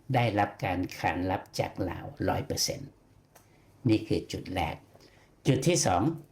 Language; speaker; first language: Thai; native; Thai